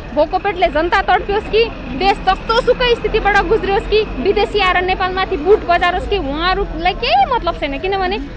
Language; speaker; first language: Nepali; native; Nepali